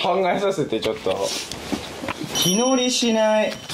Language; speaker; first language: Japanese; native; Japanese